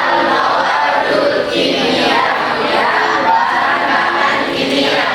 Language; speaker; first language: Arabic; non-native, learner; Indonesian